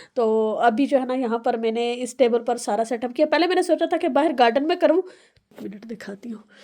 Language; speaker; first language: Urdu; non-native, local second language; Pahari-Potwari